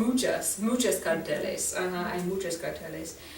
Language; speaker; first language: Spanish; non-native, fluent; English